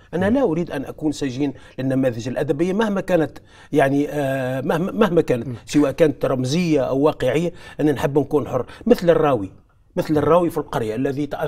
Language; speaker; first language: Arabic; native; Arabic